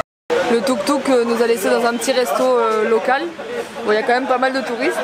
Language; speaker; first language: French; native; French